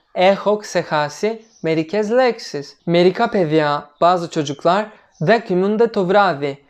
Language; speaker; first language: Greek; non-native, fluent; Turkish